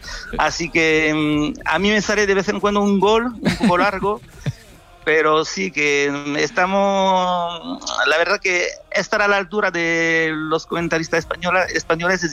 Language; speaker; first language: Spanish; non-native, fluent; French